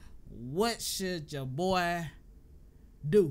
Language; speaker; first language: English; native; English